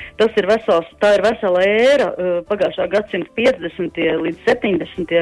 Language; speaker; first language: Latvian; native; Latvian